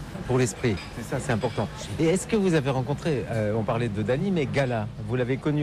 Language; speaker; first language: French; native; French